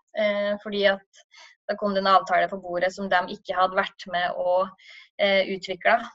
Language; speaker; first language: Norwegian; native; Norwegian